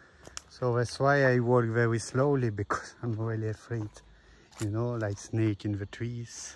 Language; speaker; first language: English; non-native, learner; French